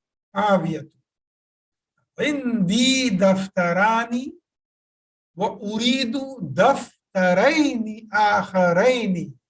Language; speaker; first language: Arabic; non-native, fluent; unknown